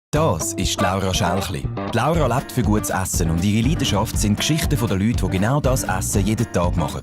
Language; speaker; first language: German; native; German